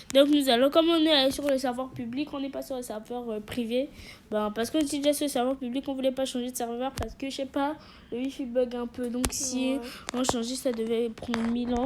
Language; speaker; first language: French; native; French